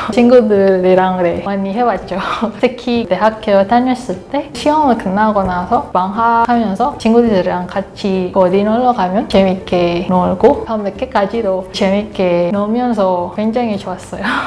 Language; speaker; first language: Korean; non-native, fluent; Indonesian